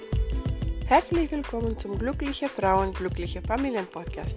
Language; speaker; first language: German; non-native, fluent; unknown